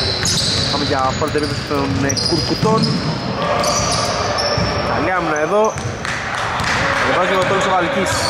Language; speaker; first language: Greek; native; Greek